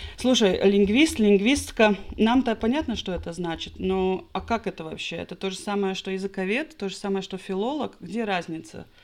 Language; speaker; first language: Russian; non-native, local second language; Latvian